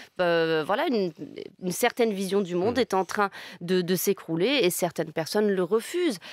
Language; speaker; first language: French; native; French